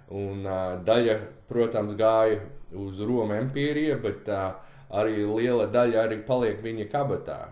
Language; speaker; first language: Latvian; early bilingual, heritage; Latvian